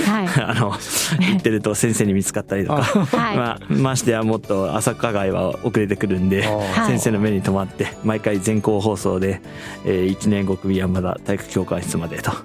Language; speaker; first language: Japanese; native; Japanese